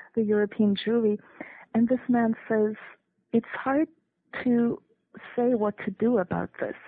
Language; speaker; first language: English; non-native, fluent; German